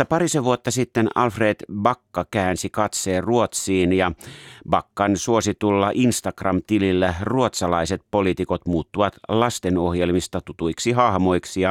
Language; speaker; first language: Finnish; native; Finnish